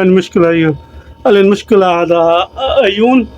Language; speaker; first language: Arabic; non-native, learner; Urdu